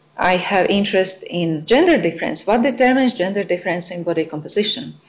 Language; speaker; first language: English; non-native, fluent; Latvian